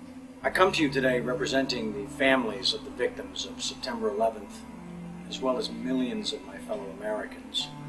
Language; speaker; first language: English; native; English